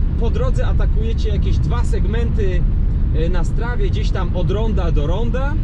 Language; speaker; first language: Polish; native; Polish